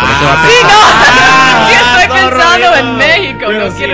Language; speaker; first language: Spanish; non-native, learner; English